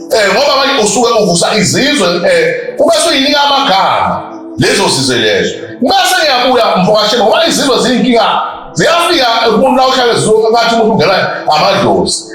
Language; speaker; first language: Zulu; native; Zulu